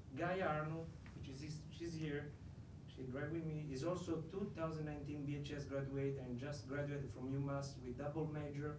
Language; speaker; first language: English; non-native, fluent; Italian